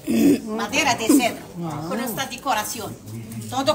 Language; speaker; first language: Spanish; non-native, learner; Arabic